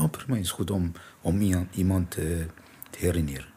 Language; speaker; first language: Dutch; non-native, learner; Persian